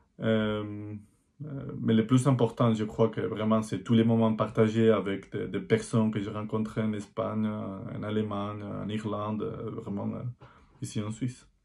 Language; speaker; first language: French; non-native, fluent; Spanish